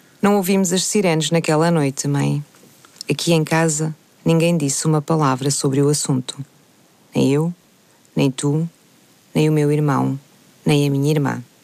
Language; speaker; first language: Portuguese; native; Portuguese